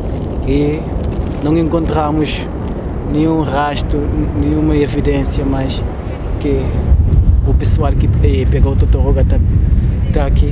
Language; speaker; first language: Portuguese; non-native, local second language; Kabuverdianu